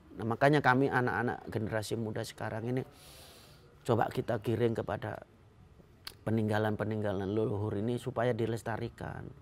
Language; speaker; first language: Indonesian; non-native, local second language; Madurese